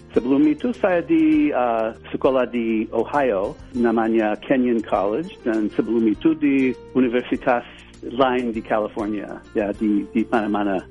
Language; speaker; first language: Indonesian; non-native, fluent; English